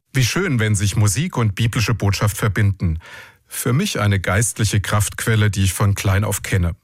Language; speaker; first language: German; native; German